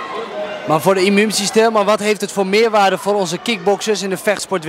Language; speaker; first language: Dutch; native; Dutch